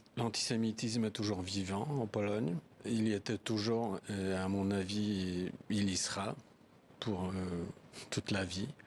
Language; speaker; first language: French; non-native, fluent; Polish